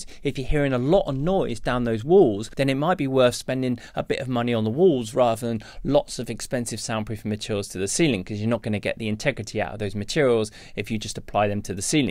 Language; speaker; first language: English; native; English